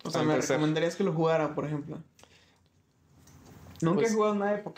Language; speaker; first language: Spanish; native; Spanish